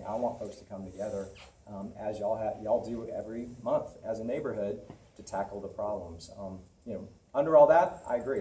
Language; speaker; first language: English; native; English